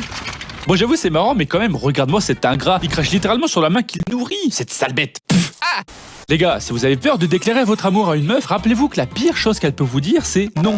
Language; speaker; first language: French; native; French